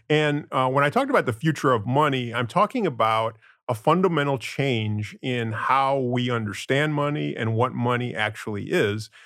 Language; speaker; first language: English; non-native, fluent; Spanish